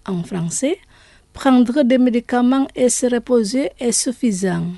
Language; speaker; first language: French; non-native, fluent; Indonesian